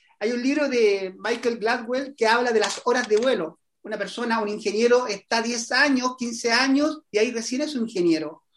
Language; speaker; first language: Spanish; native; Spanish